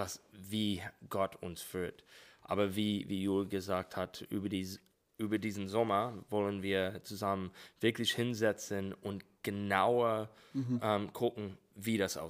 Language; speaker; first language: German; non-native, fluent; English